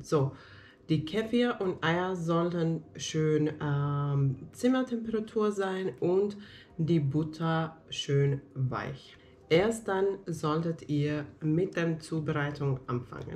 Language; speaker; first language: German; non-native, fluent; Finnish